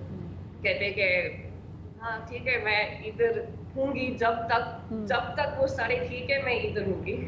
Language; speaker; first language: Hindi; non-native, learner; English